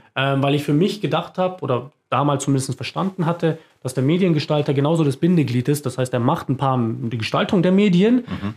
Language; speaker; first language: German; early bilingual, other home language; Croatian